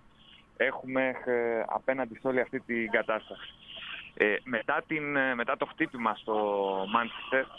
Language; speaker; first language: Greek; native; Greek